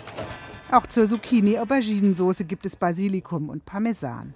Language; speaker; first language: German; native; German